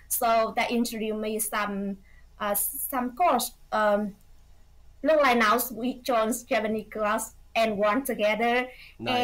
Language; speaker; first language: English; non-native, fluent; Vietnamese